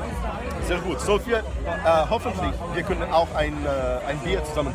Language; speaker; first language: German; non-native, fluent; Portuguese